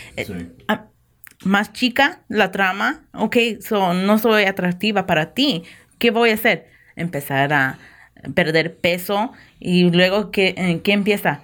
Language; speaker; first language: Spanish; non-native, fluent; English